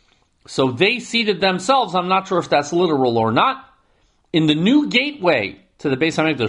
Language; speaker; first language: English; native; English